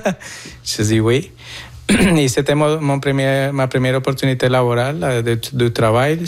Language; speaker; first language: French; non-native, fluent; Spanish